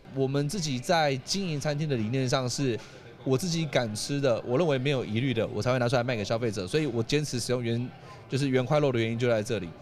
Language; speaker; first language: Chinese; native; Chinese